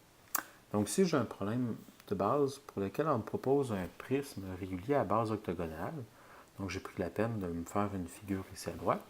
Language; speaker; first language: French; native; French